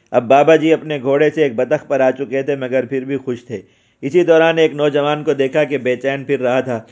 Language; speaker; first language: Urdu; native; Urdu